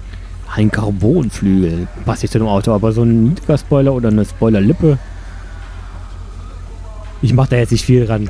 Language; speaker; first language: German; native; German